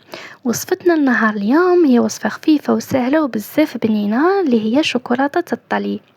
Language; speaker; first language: Arabic; native; Arabic